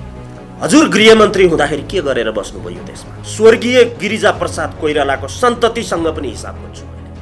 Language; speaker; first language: Nepali; native; Nepali